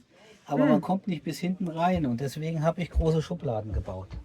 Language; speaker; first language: German; native; German